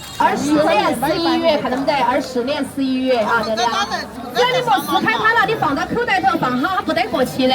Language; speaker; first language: Chinese; native; Chinese